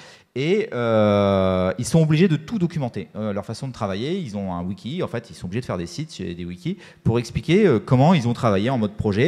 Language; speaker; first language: French; native; French